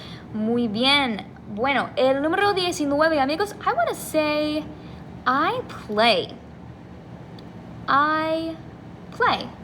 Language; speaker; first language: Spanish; non-native, fluent; English